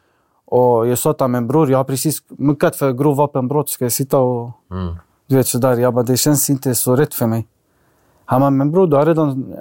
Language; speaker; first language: Swedish; early bilingual, other home language; Arabic